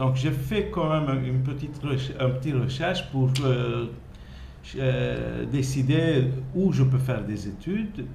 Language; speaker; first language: French; non-native, fluent; Turkish